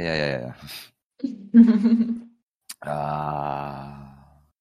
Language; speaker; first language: German; native; German